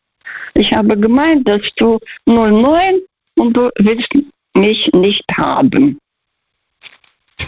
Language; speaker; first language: German; non-native, fluent; Russian